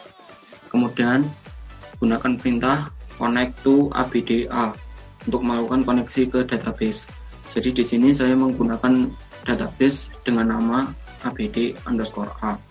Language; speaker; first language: Indonesian; native; Indonesian